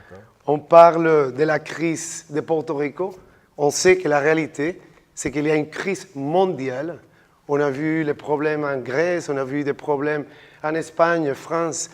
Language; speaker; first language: French; non-native, fluent; Spanish